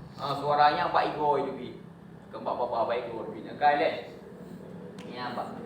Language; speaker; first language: Malay; non-native, local second language; Achinese